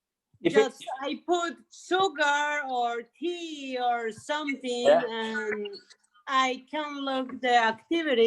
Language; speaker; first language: English; non-native, learner; Spanish